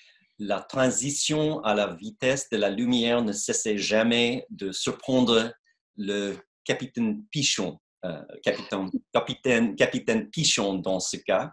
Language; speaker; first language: French; non-native, fluent; English